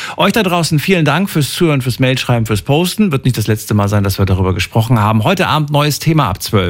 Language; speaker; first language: German; native; German